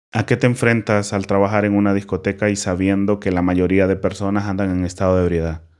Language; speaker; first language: Spanish; native; Spanish